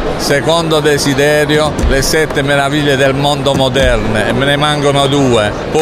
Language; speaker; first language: Italian; native; Italian